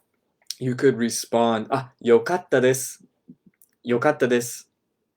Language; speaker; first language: Japanese; non-native, learner; English